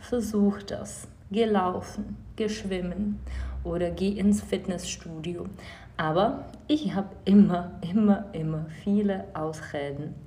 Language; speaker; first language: German; non-native, fluent; Czech